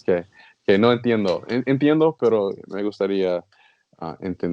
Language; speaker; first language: Spanish; non-native, learner; English